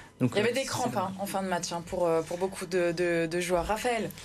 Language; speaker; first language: French; native; French